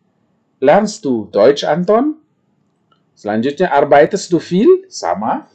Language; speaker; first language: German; non-native, fluent; Indonesian